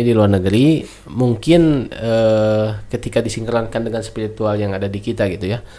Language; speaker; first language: Indonesian; native; Indonesian